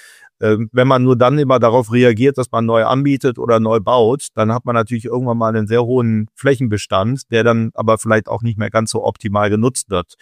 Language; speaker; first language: German; native; German